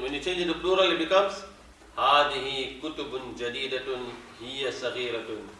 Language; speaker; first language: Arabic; non-native, fluent; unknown